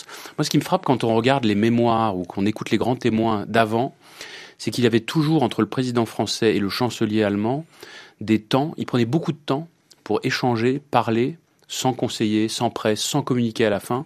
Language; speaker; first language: French; native; French